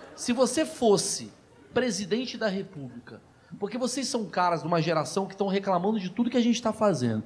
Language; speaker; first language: Portuguese; native; Portuguese